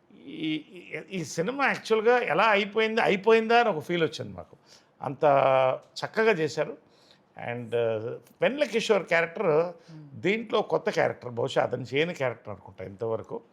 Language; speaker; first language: Telugu; native; Telugu